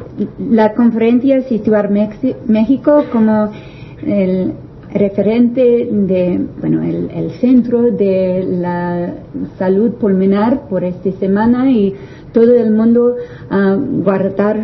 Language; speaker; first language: Spanish; non-native, learner; English